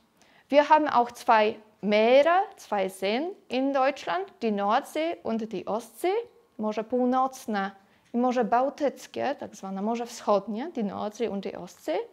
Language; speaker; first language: German; non-native, fluent; Polish